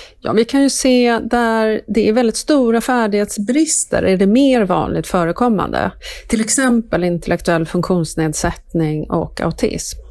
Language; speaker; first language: Swedish; native; Swedish